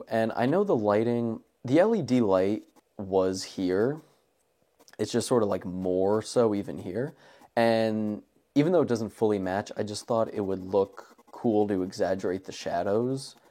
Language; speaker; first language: English; native; English